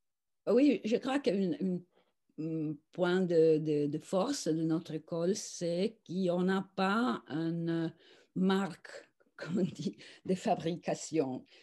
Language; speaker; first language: French; non-native, fluent; Italian